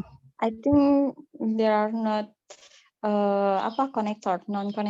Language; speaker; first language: English; non-native, learner; Indonesian